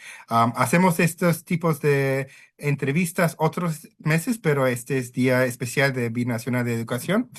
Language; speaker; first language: Spanish; early bilingual, heritage; Spanish